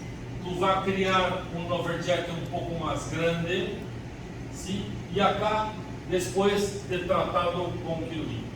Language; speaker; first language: Spanish; non-native, learner; Portuguese